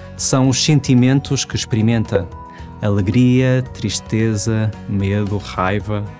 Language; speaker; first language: Portuguese; native; Portuguese